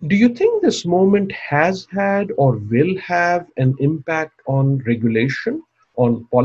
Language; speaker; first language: English; native; English